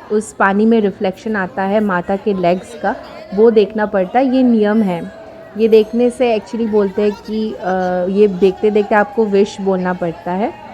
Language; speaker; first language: Hindi; non-native, local second language; Bangla